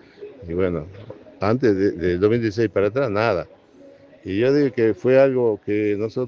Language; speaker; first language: Spanish; native; Spanish